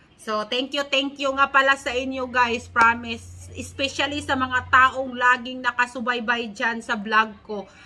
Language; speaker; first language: Filipino; non-native, local second language; Cebuano